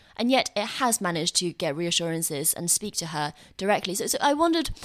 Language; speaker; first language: English; non-native, fluent; Chinese